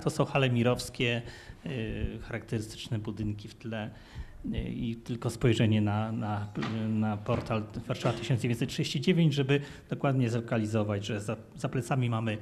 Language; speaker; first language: Polish; native; Polish